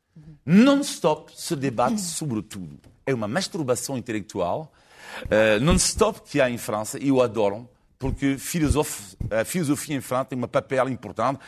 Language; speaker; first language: Portuguese; non-native, fluent; French